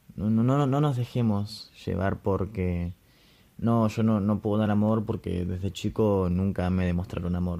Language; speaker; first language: Spanish; native; Spanish